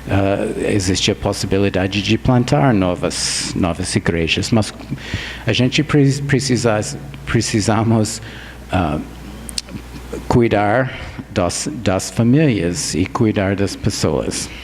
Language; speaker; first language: Portuguese; non-native, fluent; English